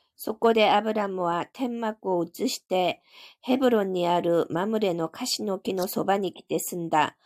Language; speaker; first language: Japanese; non-native, fluent; Korean